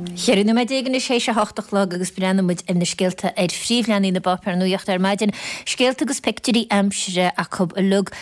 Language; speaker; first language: Irish; native; Irish